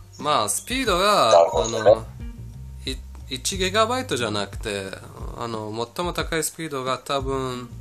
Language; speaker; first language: Japanese; non-native, fluent; Persian